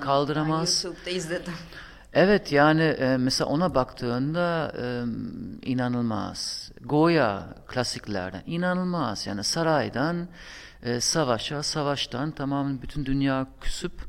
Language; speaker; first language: Turkish; non-native, fluent; German